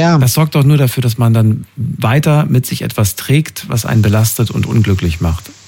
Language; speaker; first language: German; native; German